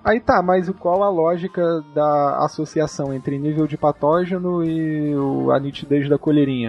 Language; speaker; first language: Portuguese; native; Portuguese